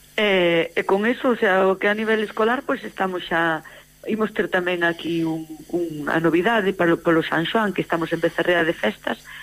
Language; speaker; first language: Galician; native; Galician